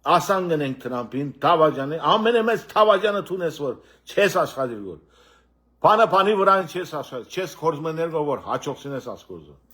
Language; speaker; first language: Armenian; early bilingual, heritage; Armenian